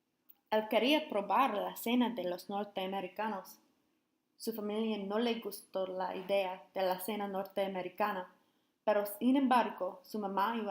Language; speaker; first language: Spanish; non-native, learner; English